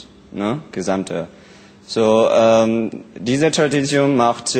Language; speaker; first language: German; non-native, learner; Burmese